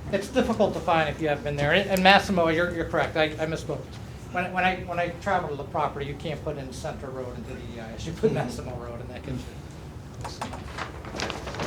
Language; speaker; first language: English; native; English